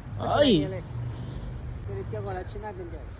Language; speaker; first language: Chinese; non-native, learner; Bangla